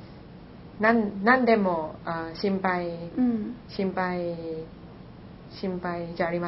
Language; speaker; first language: Japanese; non-native, learner; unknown